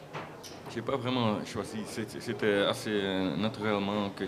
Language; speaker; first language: French; non-native, local second language; Dutch